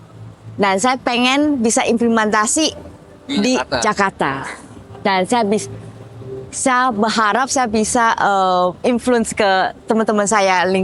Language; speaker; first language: Indonesian; early bilingual, heritage; Indonesian